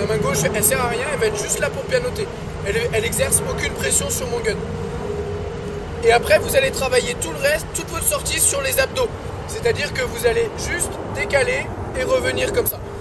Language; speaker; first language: French; native; French